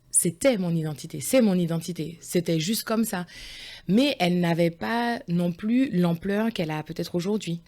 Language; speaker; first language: French; early bilingual, other home language; Guadeloupean Creole French